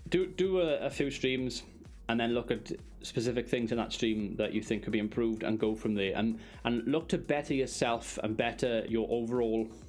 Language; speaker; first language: English; native; English